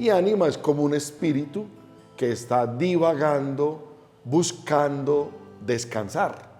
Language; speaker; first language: Spanish; native; Spanish